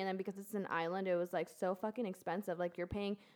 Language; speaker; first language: English; early bilingual, other home language; Spanish